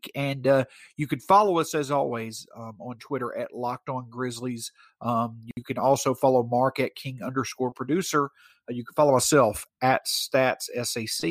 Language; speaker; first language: English; native; English